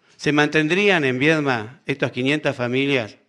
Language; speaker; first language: Spanish; native; Spanish